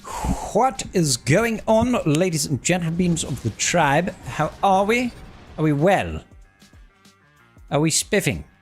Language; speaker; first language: English; native; English